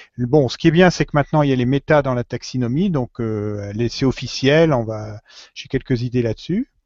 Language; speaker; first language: French; native; French